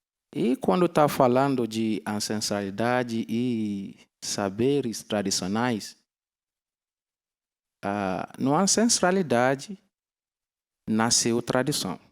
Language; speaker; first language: Portuguese; non-native, learner; Yoruba